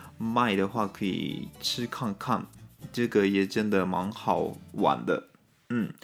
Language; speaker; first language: Chinese; non-native, fluent; Japanese